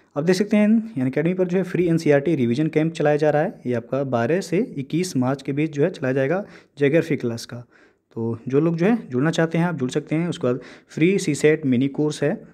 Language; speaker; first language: Hindi; native; Hindi